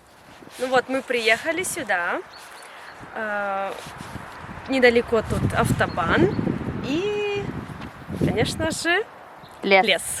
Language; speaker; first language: Russian; early bilingual, heritage; Russian